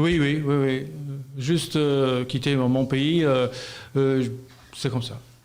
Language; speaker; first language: French; non-native, learner; Albanian